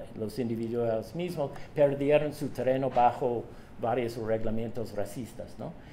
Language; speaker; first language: Spanish; non-native, fluent; English